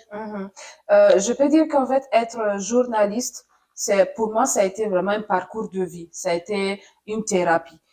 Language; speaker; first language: French; non-native, fluent; Italian